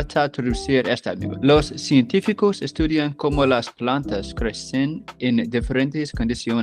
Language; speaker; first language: Spanish; non-native, learner; English